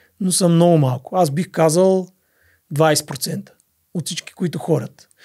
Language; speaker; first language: Bulgarian; native; Bulgarian